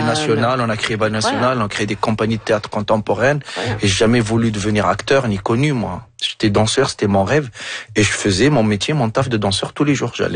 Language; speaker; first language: French; non-native, local second language; Arabic